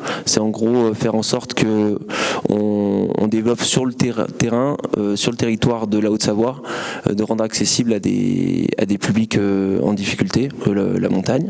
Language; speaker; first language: French; native; French